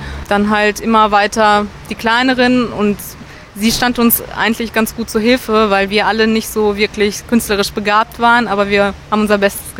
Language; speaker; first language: German; native; German